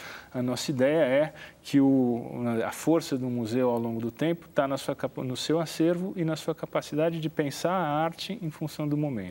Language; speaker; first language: Portuguese; native; Portuguese